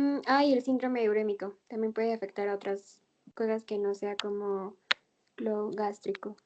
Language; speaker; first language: Spanish; native; Spanish